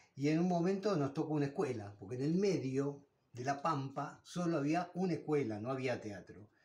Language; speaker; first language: Spanish; native; Spanish